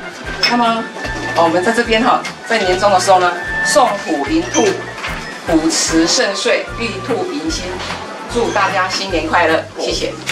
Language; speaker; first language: Chinese; native; Chinese